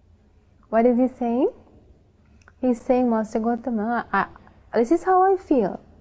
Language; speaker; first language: English; non-native, local second language; Sinhala